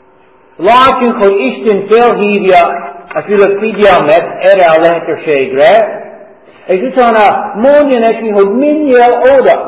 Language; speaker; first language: Hungarian; non-native, learner; English